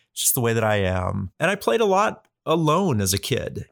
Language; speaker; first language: English; native; English